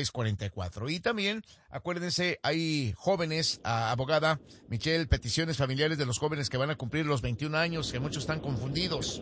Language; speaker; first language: Spanish; native; Spanish